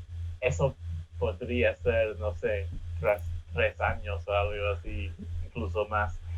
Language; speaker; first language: Spanish; non-native, fluent; English